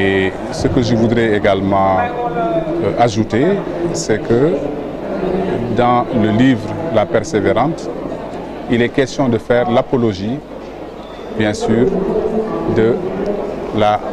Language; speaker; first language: French; non-native, local second language; Wolof